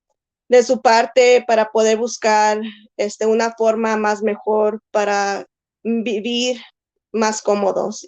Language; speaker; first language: Spanish; early bilingual, heritage; Spanish